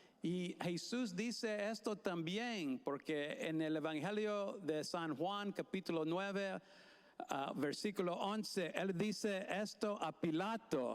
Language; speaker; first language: Spanish; non-native, fluent; English